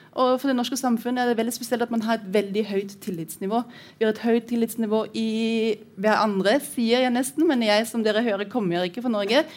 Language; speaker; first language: Norwegian; non-native, fluent; German